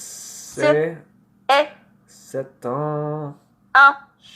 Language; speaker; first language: French; non-native, learner; English